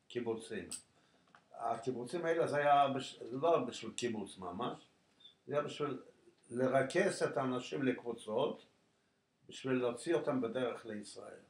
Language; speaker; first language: Hebrew; non-native, fluent; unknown